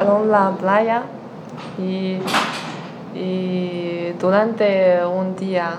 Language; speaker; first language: Spanish; non-native, learner; Chinese